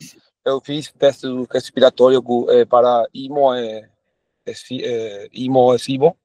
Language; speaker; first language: Portuguese; non-native, learner; Spanish